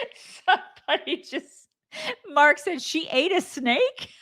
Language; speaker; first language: English; native; English